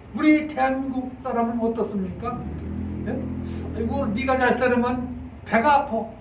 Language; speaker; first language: Korean; native; Korean